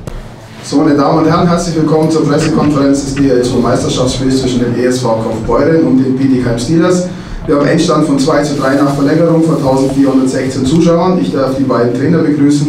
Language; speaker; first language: German; native; German